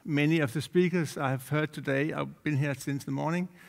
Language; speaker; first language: English; non-native, fluent; Danish